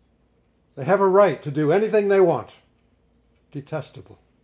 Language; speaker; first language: English; native; English